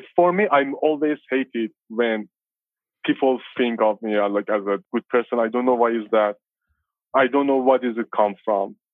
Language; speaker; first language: English; non-native, fluent; Persian